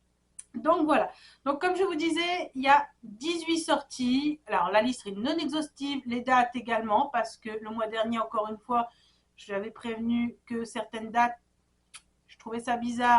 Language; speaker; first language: French; native; French